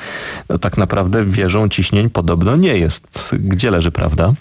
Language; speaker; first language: Polish; native; Polish